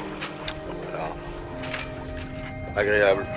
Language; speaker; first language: French; native; French